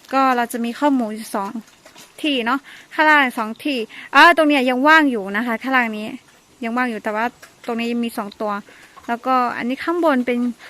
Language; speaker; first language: Thai; non-native, local second language; S'gaw Karen